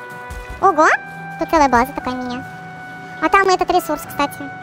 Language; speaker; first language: Russian; native; Russian